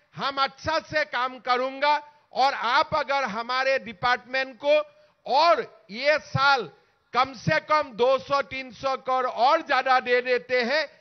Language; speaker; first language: Hindi; non-native, local second language; Assamese